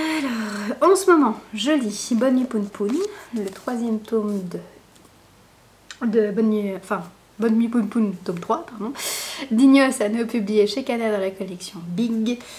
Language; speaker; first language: French; native; French